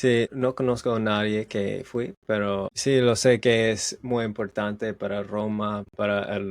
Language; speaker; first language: Spanish; non-native, learner; English